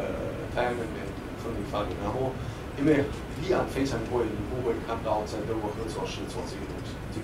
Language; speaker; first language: Chinese; non-native, fluent; German